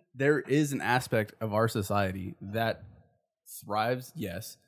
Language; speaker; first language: English; native; English